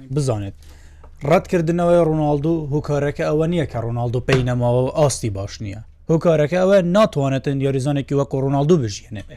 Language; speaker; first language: Central Kurdish; non-native, local second language; Kurdish